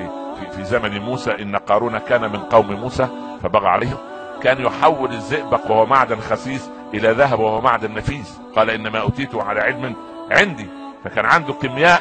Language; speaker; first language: Arabic; native; Arabic